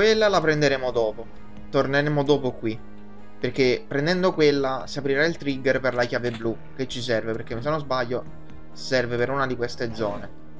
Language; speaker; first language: Italian; native; Italian